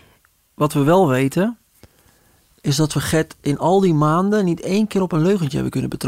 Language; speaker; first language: Dutch; native; Dutch